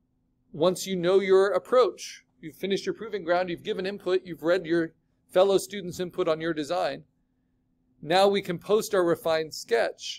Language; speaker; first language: English; native; English